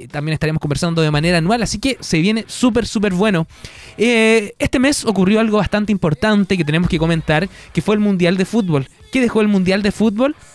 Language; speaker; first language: Spanish; native; Spanish